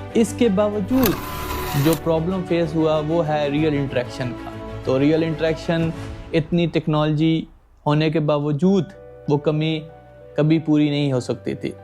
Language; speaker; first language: Urdu; native; Urdu